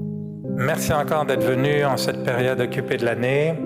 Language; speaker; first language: French; native; French